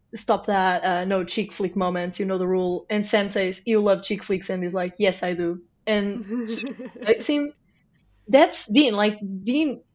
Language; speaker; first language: English; non-native, fluent; Portuguese